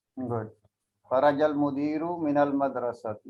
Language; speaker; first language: Arabic; non-native, learner; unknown